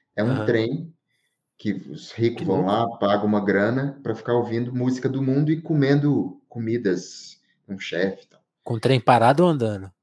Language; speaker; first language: Portuguese; native; Portuguese